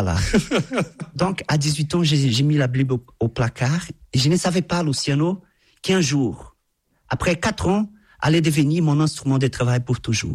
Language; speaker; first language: French; non-native, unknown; Portuguese